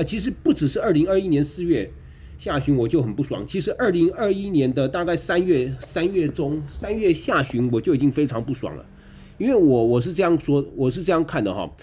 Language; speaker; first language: Chinese; native; Chinese